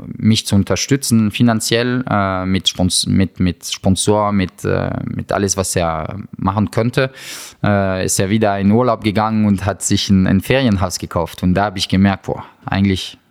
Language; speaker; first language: German; non-native, fluent; French